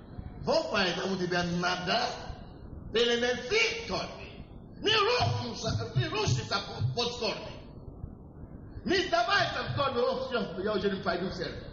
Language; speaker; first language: Russian; non-native, fluent; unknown